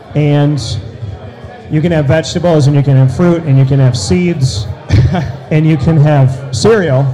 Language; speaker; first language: English; early bilingual, other home language; Italian